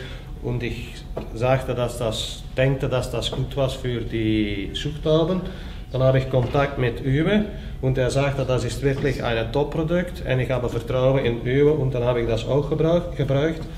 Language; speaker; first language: German; non-native, learner; Dutch